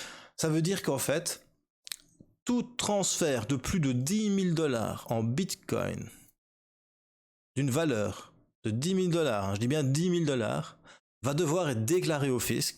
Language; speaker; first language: French; native; French